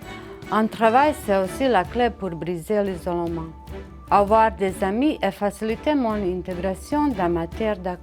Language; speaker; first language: French; non-native, fluent; Bosnian